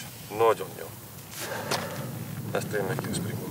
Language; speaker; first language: Hungarian; non-native, learner; Afrikaans